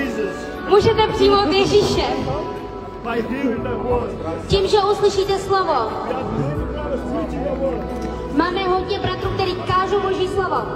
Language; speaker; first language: Czech; non-native, fluent; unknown